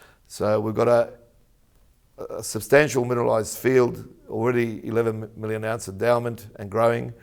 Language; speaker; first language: English; native; English